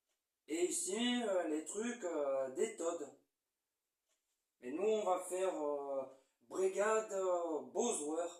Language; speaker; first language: French; native; French